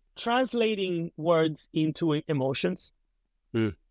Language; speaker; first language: English; non-native, fluent; Italian